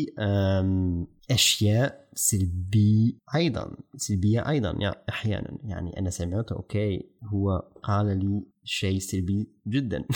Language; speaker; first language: Arabic; non-native, fluent; German